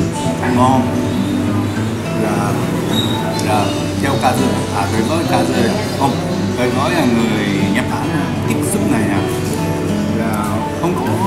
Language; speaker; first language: Vietnamese; non-native, learner; Japanese